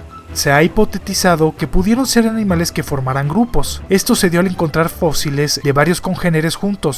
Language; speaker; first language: Spanish; native; Spanish